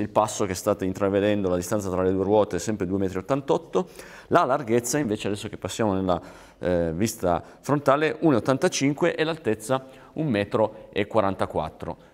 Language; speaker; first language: Italian; native; Italian